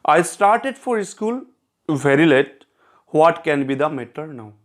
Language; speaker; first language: English; non-native, local second language; Assamese